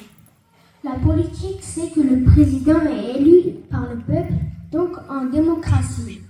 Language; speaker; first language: French; early bilingual, other home language; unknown